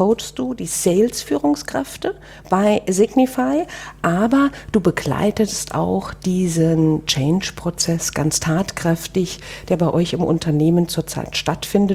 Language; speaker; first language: German; native; German